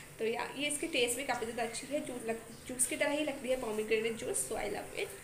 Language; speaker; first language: Hindi; non-native, local second language; Bangla